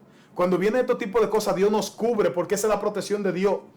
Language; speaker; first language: Spanish; native; Spanish